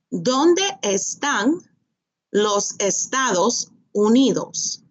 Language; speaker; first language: Spanish; non-native, fluent; English